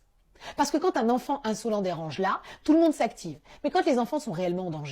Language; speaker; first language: French; native; French